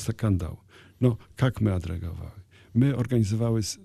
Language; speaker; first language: Ukrainian; non-native, learner; Polish